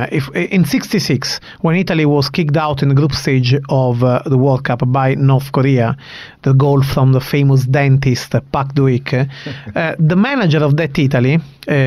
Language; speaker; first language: English; non-native, fluent; Italian